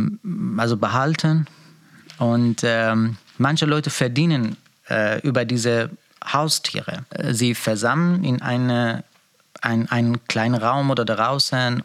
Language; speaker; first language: German; non-native, learner; Persian